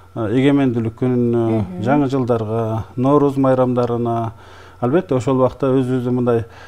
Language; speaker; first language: Kyrgyz; non-native, local second language; Tajik